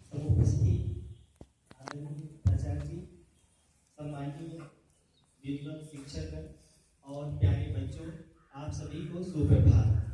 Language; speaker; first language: Hindi; native; Hindi